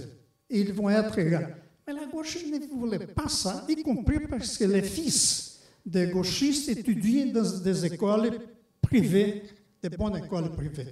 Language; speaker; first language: French; non-native, fluent; Portuguese